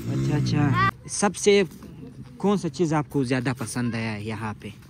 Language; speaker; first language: Hindi; non-native, learner; Pashto